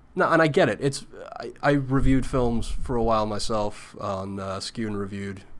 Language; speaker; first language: English; native; English